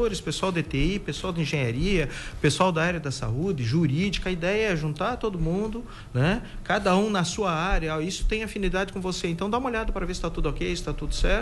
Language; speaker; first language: Portuguese; native; Portuguese